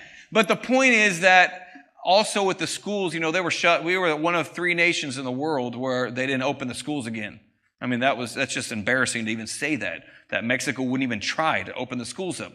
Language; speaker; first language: English; native; English